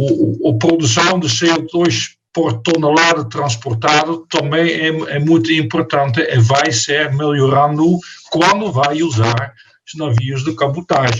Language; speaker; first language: Portuguese; non-native, fluent; Dutch